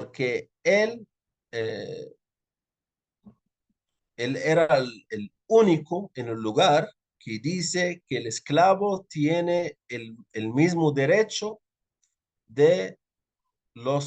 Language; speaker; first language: Spanish; non-native, fluent; Arabic